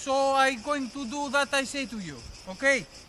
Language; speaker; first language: English; non-native, learner; Greek